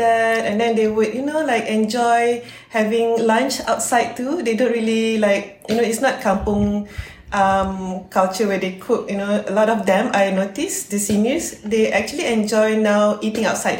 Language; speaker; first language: English; non-native, local second language; Malay